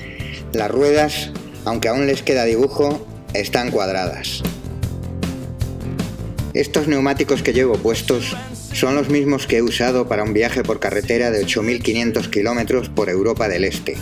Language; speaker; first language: Spanish; native; Spanish